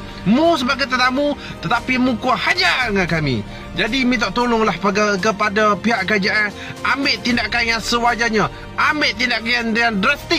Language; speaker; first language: Malay; native; Malay